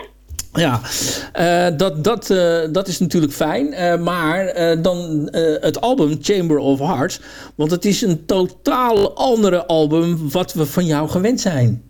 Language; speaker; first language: Dutch; native; Dutch